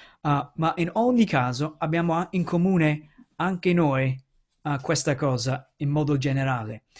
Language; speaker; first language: Italian; non-native, fluent; English